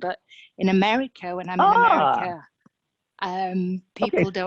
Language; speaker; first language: English; native; English